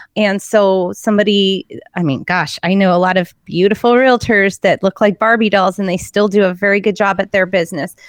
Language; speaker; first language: English; native; English